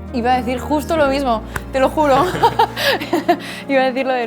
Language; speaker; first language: Spanish; native; Spanish